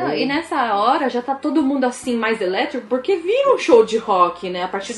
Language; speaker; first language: Portuguese; native; Portuguese